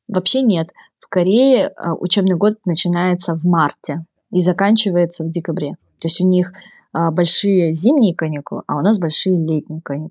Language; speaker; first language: Russian; native; Russian